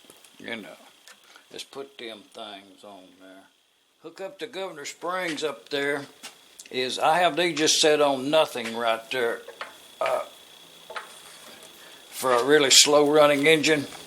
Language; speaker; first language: English; native; English